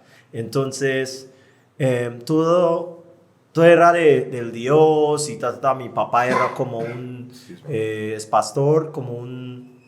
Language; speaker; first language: Spanish; non-native, fluent; English